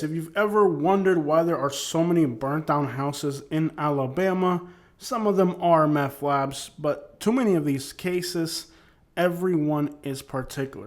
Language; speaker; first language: English; native; English